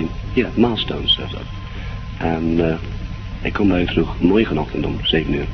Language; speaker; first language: Dutch; non-native, learner; English